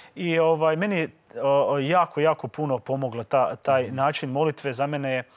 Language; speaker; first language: Croatian; native; Croatian